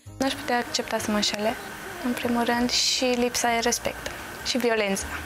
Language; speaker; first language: Romanian; early bilingual, heritage; Romanian